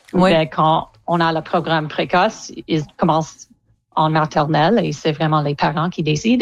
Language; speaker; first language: French; non-native, local second language; English